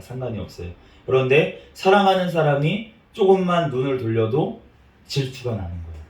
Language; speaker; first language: Korean; native; Korean